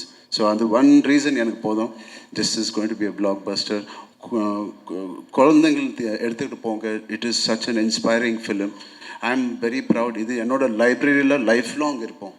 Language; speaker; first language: Tamil; non-native, local second language; Telugu